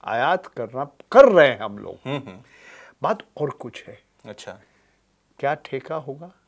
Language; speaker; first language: Hindi; native; Hindi